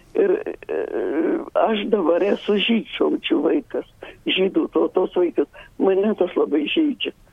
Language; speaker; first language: Lithuanian; native; Lithuanian